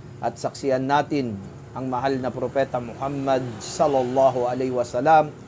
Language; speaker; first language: Filipino; native; Filipino